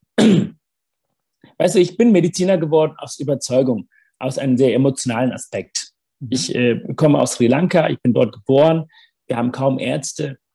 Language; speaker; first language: German; early bilingual, other home language; Tamil